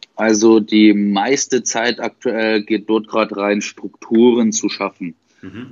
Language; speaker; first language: German; native; German